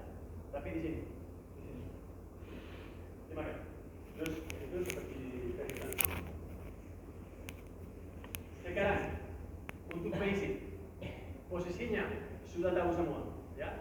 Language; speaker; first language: Indonesian; non-native, learner; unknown